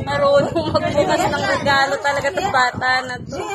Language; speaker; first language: Filipino; native; Filipino